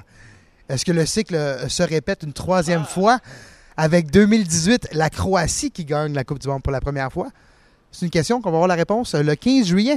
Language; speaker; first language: French; native; French